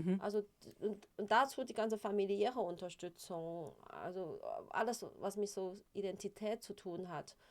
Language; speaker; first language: German; non-native, fluent; Chinese